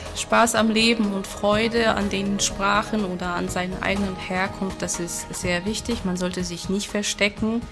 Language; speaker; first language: German; non-native, fluent; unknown